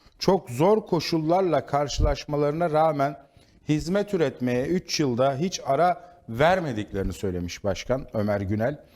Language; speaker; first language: Turkish; native; Turkish